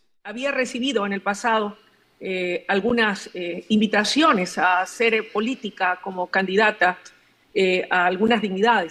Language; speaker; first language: Spanish; native; Spanish